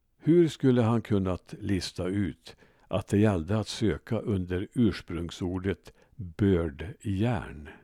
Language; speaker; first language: Swedish; native; Swedish